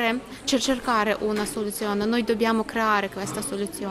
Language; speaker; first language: Italian; non-native, learner; Ukrainian